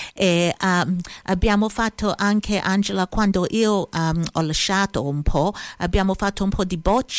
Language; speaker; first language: Italian; early bilingual, heritage; Italian